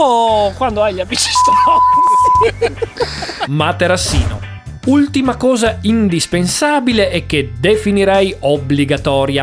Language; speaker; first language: Italian; native; Italian